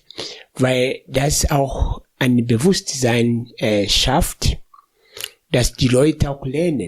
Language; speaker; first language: German; non-native, fluent; Swahili